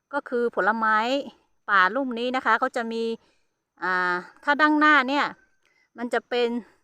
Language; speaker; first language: Thai; non-native, local second language; Hmong